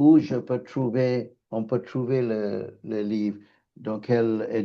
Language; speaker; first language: French; non-native, fluent; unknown